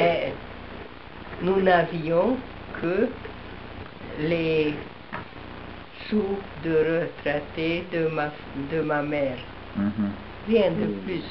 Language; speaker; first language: French; non-native, fluent; Hungarian